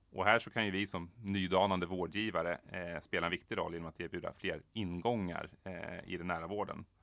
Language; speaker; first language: Swedish; native; Swedish